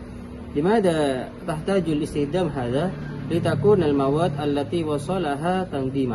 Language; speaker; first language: Arabic; non-native, learner; Indonesian